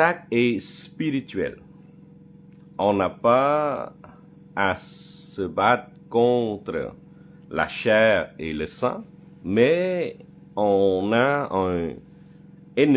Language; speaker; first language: French; non-native, fluent; Khmer